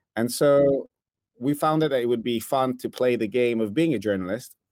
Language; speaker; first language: English; non-native, fluent; Italian